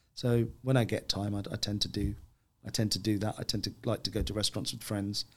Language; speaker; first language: English; native; English